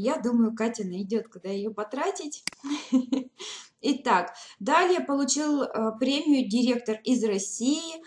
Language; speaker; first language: Russian; native; Russian